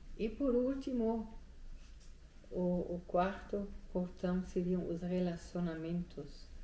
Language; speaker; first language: Portuguese; non-native, fluent; German